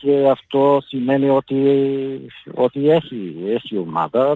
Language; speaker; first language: Greek; non-native, fluent; Bulgarian